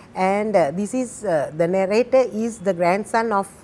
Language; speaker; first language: English; non-native, local second language; Sinhala